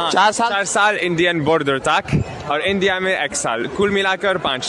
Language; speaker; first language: Hindi; non-native, learner; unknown